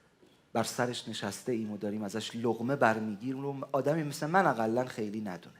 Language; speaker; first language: Persian; native; Persian